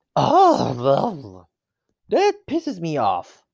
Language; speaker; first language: English; non-native, fluent; Czech